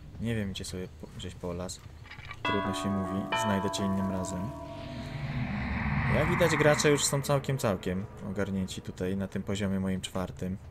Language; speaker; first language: Polish; native; Polish